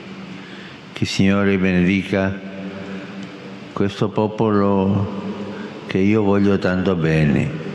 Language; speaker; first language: Italian; non-native, fluent; Spanish